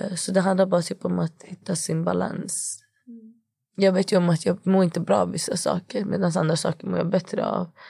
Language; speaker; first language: Swedish; early bilingual, other home language; Kurdish